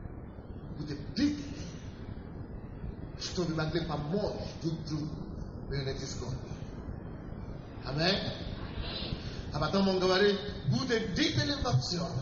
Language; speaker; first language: Russian; non-native, fluent; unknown